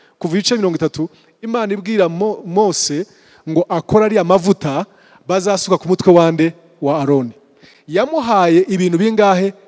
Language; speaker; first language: Kinyarwanda; early bilingual, heritage; Kinyarwanda